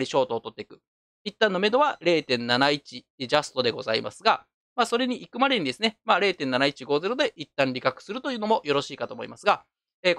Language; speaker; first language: Japanese; native; Japanese